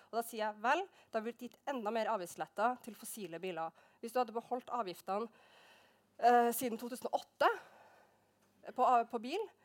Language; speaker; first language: Norwegian; native; Norwegian